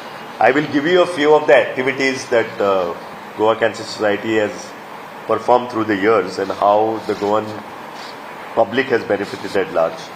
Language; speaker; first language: English; non-native, local second language; Konkani